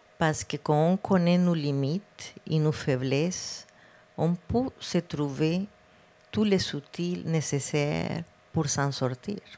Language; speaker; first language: French; non-native, fluent; Spanish